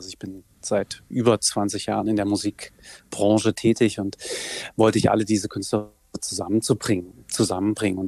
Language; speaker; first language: German; native; German